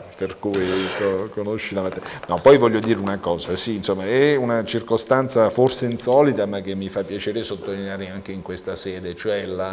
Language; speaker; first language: Italian; native; Italian